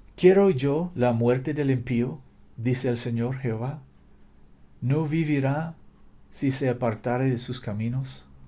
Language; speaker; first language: Spanish; non-native, fluent; English